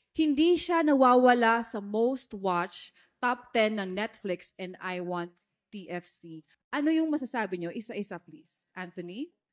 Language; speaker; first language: Filipino; native; Filipino